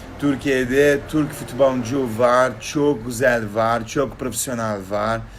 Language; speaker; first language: Turkish; non-native, learner; Portuguese